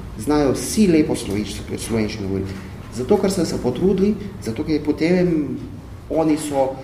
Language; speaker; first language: Slovenian; early bilingual, other home language; Arabic